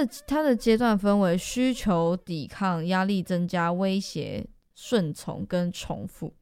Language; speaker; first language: Chinese; native; Chinese